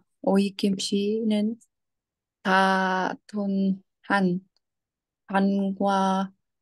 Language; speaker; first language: Korean; non-native, learner; Vietnamese